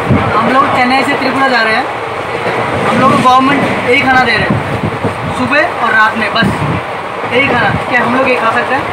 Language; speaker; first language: Hindi; non-native, local second language; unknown